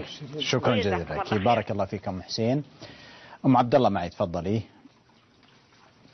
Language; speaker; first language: Arabic; native; Arabic